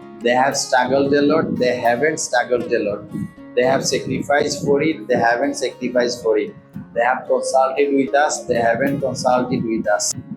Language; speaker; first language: English; non-native, local second language; Sylheti